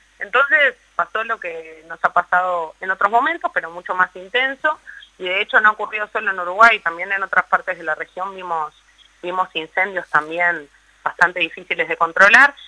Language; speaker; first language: Spanish; native; Spanish